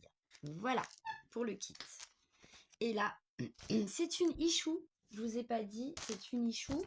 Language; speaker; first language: French; native; French